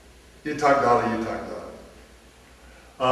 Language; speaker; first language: Russian; non-native, learner; English